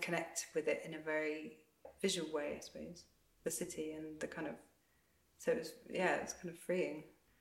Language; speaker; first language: English; native; English